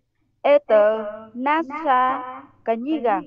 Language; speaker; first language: Russian; non-native, learner; Vietnamese